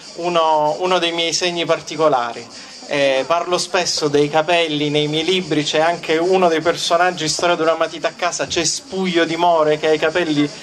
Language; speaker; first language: Italian; native; Italian